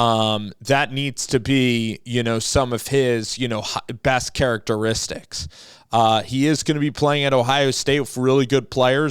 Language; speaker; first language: English; native; English